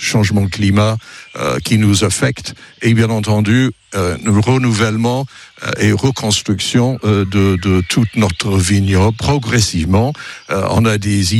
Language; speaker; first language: French; non-native, fluent; English